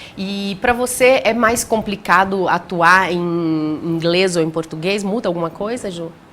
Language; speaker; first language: Portuguese; native; Portuguese